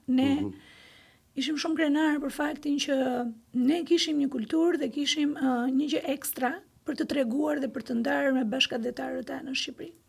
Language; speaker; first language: Albanian; non-native, local second language; Greek